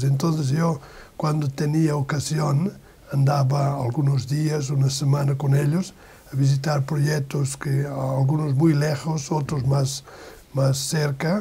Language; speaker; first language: Spanish; non-native, learner; Portuguese